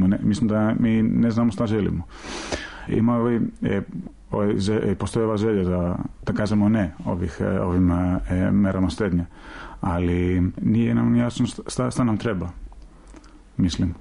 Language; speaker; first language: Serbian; non-native, fluent; Greek